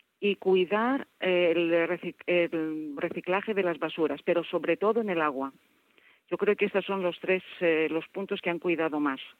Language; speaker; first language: Spanish; non-native, fluent; Greek